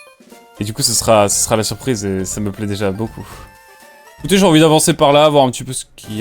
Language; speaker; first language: French; native; French